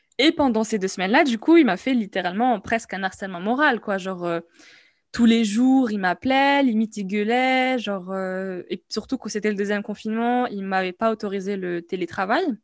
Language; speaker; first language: French; non-native, local second language; Arabic